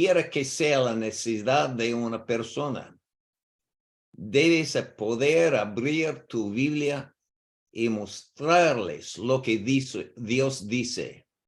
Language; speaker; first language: Spanish; non-native, learner; English